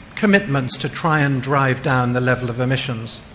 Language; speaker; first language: English; native; English